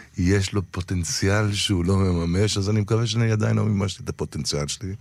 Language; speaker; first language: Hebrew; early bilingual, heritage; Hebrew